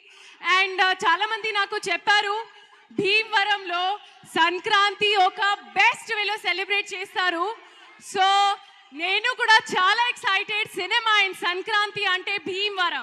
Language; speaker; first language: Telugu; non-native, local second language; Hindi